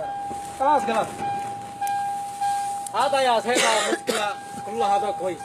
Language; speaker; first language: Arabic; non-native, learner; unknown